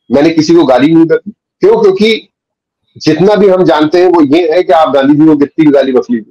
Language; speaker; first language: Hindi; native; Hindi